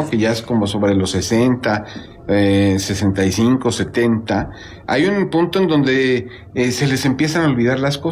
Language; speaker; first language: Spanish; native; Spanish